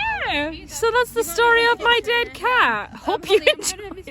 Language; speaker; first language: English; native; English